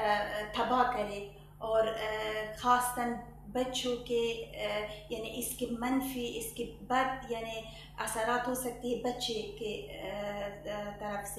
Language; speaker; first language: Hindi; non-native, fluent; Persian